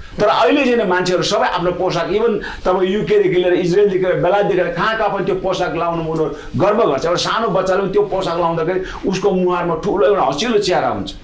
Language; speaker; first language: Nepali; non-native, local second language; Sherpa